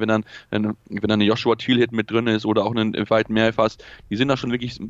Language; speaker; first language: German; native; German